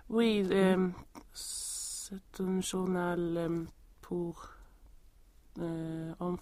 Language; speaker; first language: French; non-native, learner; Swedish